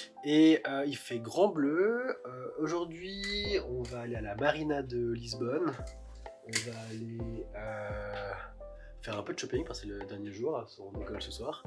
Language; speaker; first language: French; native; French